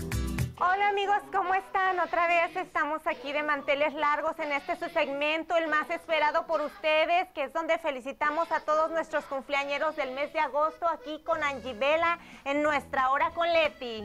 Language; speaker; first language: Spanish; native; Spanish